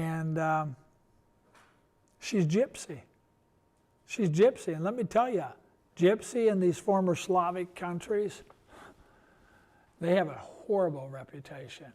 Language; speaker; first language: English; native; English